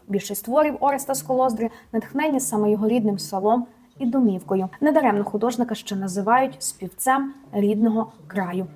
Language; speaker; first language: Ukrainian; native; Ukrainian